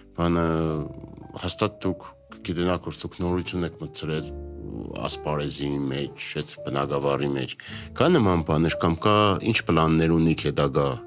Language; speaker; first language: Armenian; native; Armenian